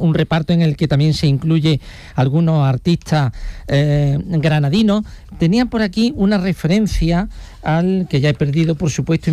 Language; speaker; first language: Spanish; native; Spanish